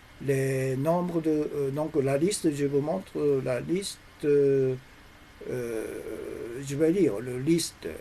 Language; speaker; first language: French; non-native, learner; Japanese